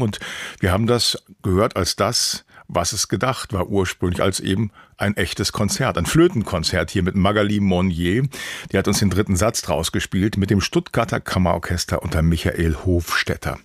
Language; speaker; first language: German; native; German